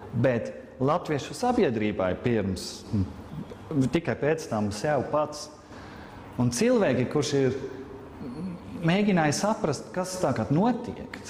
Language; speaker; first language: Latvian; non-native, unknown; German